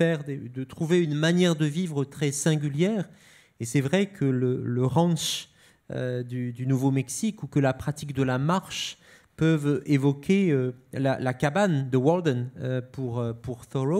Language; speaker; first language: French; native; French